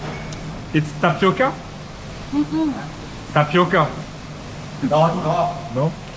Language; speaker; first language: English; non-native, learner; French